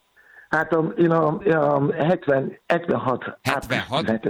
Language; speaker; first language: Hungarian; non-native, learner; Yoruba